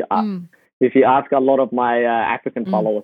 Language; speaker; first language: English; native; English